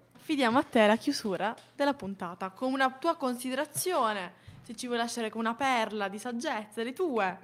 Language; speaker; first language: Italian; native; Italian